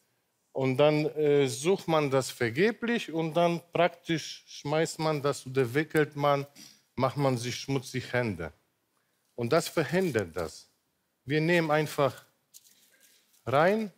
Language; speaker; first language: German; non-native, local second language; Polish